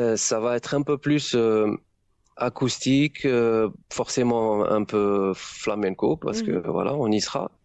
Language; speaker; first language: French; non-native, local second language; Arabic